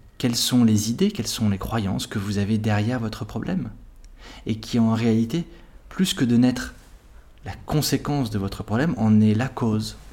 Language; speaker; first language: French; native; French